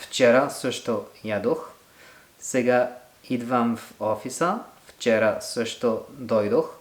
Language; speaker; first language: Bulgarian; non-native, learner; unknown